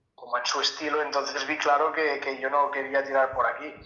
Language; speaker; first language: Spanish; native; Spanish